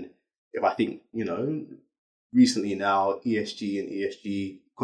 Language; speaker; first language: English; native; English